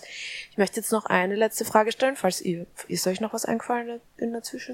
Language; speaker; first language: German; native; German